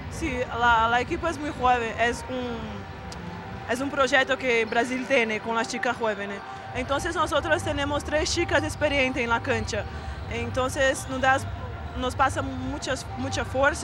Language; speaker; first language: Spanish; non-native, learner; Portuguese